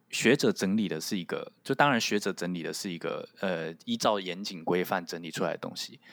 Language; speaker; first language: Chinese; non-native, local second language; Min Nan Chinese